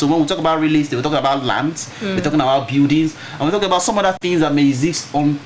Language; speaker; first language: English; non-native, local second language; Igbo